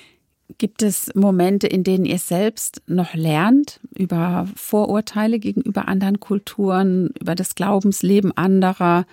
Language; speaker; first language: German; native; German